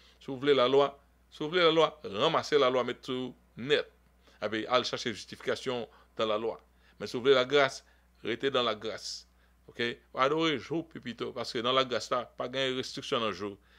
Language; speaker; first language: French; native; French